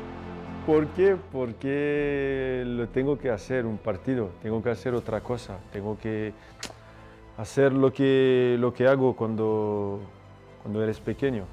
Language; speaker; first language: Spanish; non-native, fluent; French